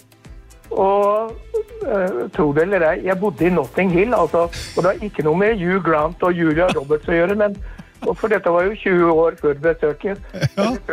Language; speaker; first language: Norwegian; native; Norwegian